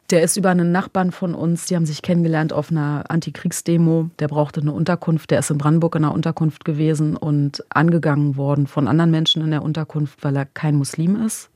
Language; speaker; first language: German; early bilingual, other home language; Croatian